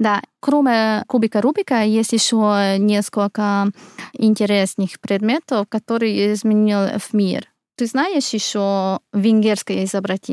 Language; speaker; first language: Russian; non-native, fluent; Hungarian